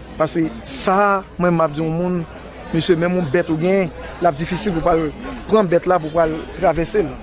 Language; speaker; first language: Haitian Creole; native; Haitian Creole